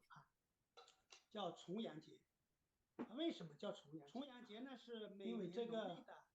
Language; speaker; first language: Chinese; native; Chinese